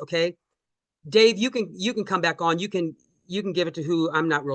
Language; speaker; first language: English; native; English